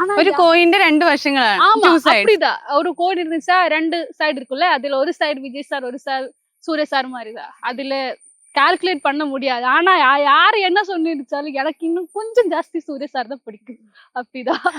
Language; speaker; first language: Tamil; non-native, learner; Malayalam